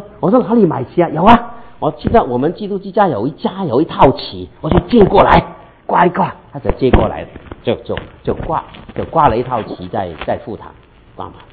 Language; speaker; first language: Chinese; non-native, local second language; Cantonese